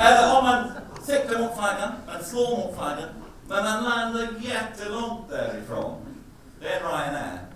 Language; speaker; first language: Swedish; native; Swedish